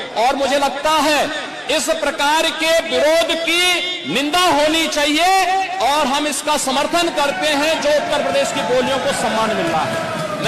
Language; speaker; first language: Hindi; native; Hindi